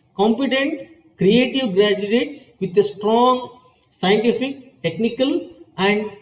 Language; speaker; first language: English; non-native, local second language; Kannada